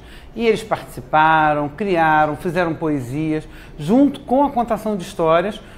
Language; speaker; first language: Portuguese; native; Portuguese